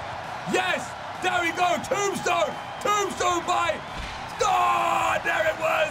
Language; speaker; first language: English; native; English